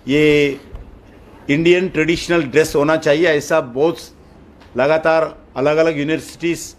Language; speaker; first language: Hindi; non-native, local second language; Telugu